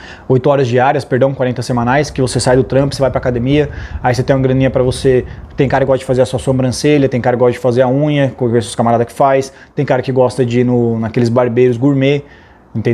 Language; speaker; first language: Portuguese; native; Portuguese